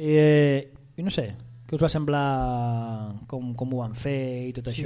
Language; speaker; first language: Catalan; native; Catalan